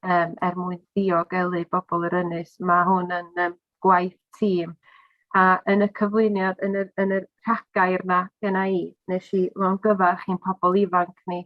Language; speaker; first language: Welsh; native; Welsh